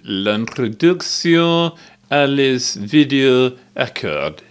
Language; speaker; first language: French; non-native, learner; English